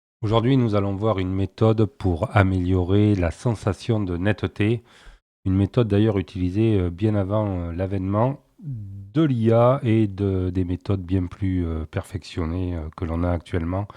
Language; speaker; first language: French; native; French